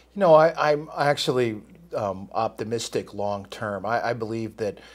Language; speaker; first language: English; native; English